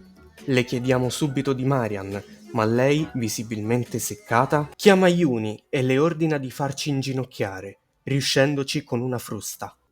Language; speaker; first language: Italian; native; Italian